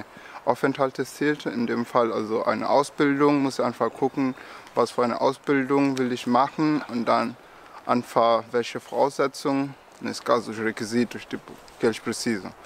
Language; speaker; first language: German; non-native, fluent; Portuguese